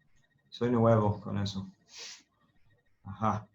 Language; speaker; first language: Spanish; non-native, fluent; English